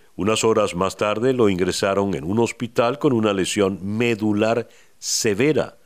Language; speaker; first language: Spanish; native; Spanish